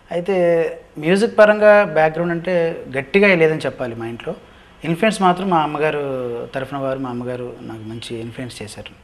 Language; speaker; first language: Telugu; native; Telugu